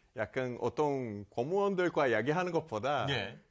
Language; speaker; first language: Korean; non-native, fluent; Portuguese